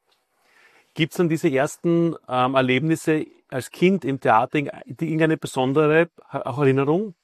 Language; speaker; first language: German; native; German